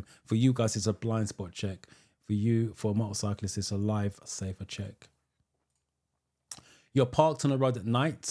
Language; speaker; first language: English; native; English